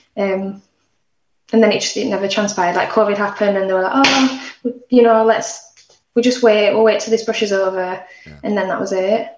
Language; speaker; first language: English; native; English